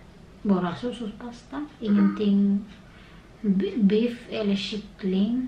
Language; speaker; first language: Swedish; non-native, learner; Filipino